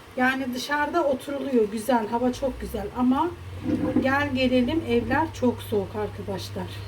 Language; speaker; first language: Turkish; native; Turkish